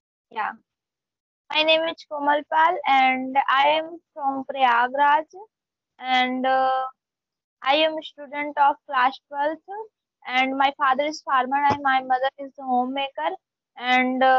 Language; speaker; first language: English; non-native, learner; Hindi